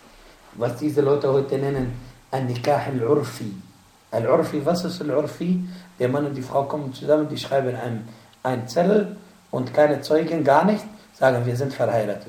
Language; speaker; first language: German; non-native, fluent; Arabic